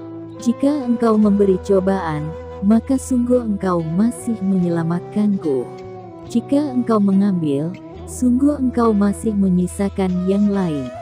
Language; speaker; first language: Indonesian; native; Indonesian